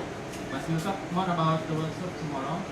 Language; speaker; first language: English; non-native, local second language; Indonesian